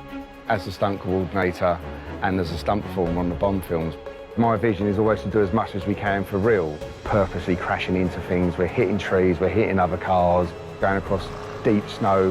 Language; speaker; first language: English; native; English